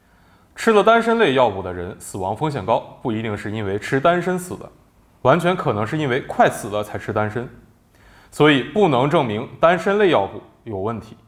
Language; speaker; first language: Chinese; native; Chinese